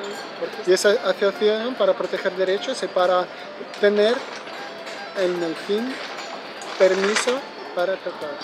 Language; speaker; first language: Spanish; non-native, learner; Ukrainian